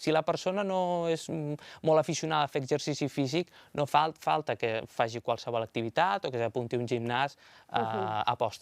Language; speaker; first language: Catalan; native; Catalan